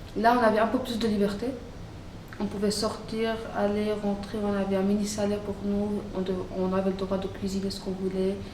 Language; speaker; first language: French; non-native, fluent; Arabic